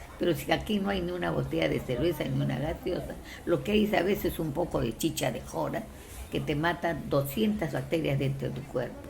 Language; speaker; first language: Spanish; non-native, local second language; Quechua